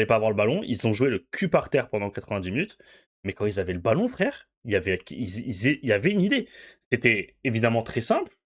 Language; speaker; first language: French; native; French